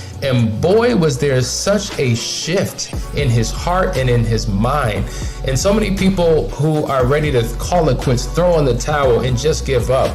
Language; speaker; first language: English; native; English